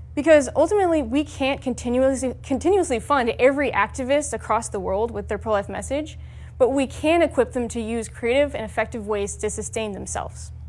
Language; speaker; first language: English; native; English